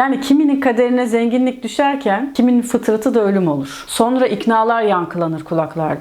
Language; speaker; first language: Turkish; native; Turkish